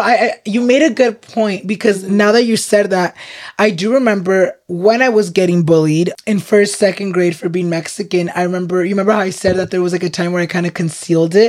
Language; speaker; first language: English; early bilingual, other home language; Spanish